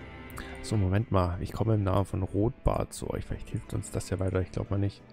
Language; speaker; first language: German; native; German